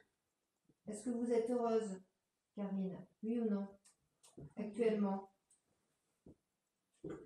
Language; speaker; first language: French; native; French